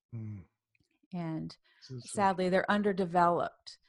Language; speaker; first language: English; native; English